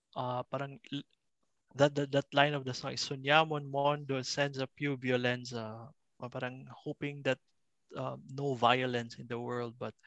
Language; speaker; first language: English; non-native, local second language; Cebuano